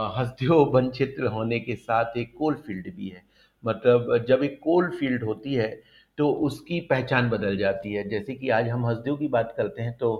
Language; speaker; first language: Hindi; native; Hindi